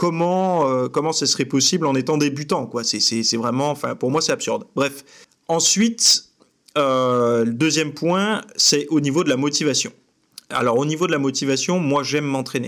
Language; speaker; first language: French; native; French